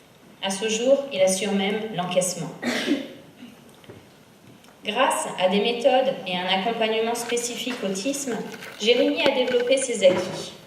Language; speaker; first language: French; native; French